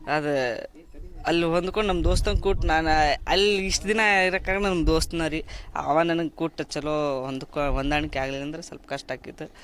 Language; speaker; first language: Kannada; non-native, local second language; Lambadi